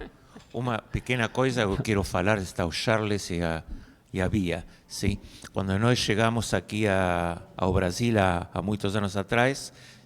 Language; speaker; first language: Portuguese; non-native, fluent; Spanish